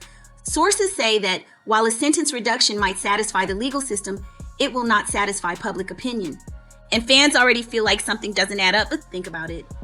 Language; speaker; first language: English; native; English